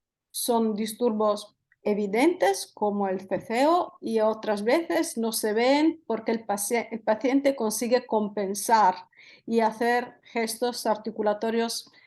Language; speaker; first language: Spanish; non-native, fluent; Italian